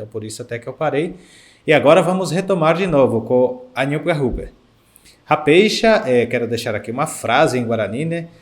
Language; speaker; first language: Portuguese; non-native, fluent; Guarani